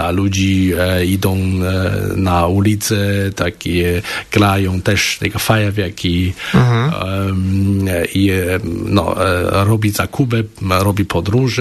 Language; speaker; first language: Polish; non-native, learner; Chinese